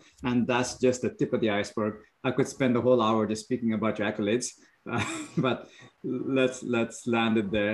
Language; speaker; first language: English; non-native, local second language; Bangla